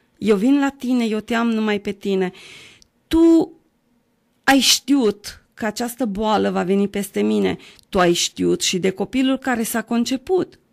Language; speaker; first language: Romanian; native; Romanian